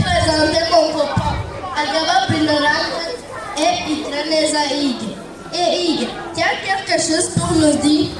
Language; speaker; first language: French; non-native, learner; Kinyarwanda